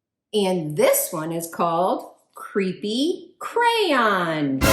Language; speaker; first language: English; native; English